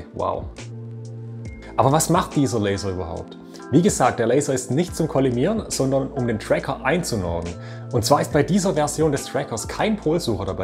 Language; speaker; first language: German; native; German